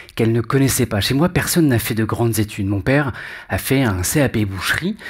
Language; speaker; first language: French; native; French